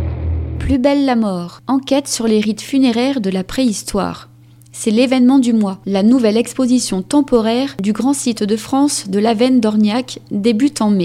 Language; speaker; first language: French; native; French